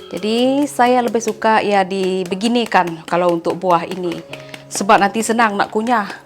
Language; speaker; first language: Malay; non-native, local second language; Iban